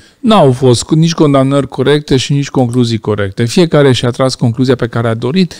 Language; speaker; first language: Romanian; non-native, local second language; Hungarian